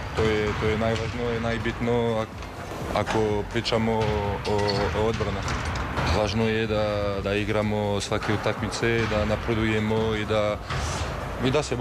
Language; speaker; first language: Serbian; non-native, learner; French